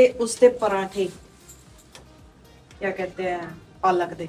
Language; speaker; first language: Hindi; native; Hindi